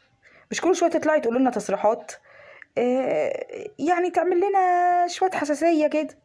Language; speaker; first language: Arabic; native; Arabic